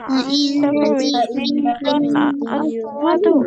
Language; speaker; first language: Arabic; non-native, learner; Bangla